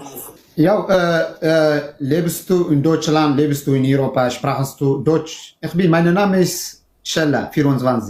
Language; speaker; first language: German; non-native, learner; Tigrinya